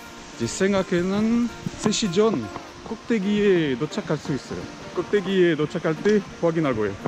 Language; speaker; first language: Korean; non-native, learner; French